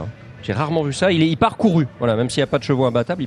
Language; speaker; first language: French; native; French